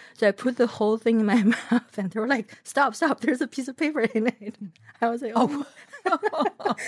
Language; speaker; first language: English; non-native, fluent; Chinese